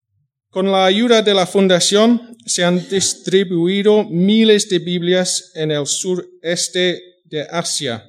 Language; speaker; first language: Spanish; non-native, fluent; English